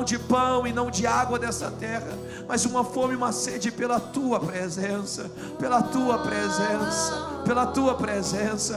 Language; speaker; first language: Portuguese; native; Portuguese